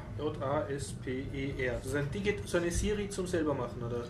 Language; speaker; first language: German; native; German